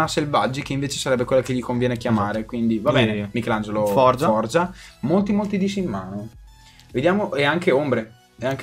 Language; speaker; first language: Italian; native; Italian